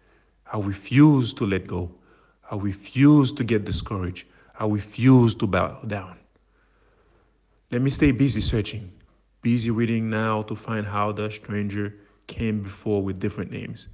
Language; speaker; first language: English; non-native, fluent; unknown